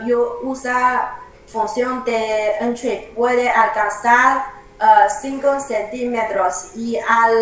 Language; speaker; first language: Spanish; non-native, learner; Chinese